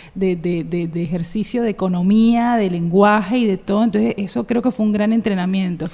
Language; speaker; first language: Spanish; native; Spanish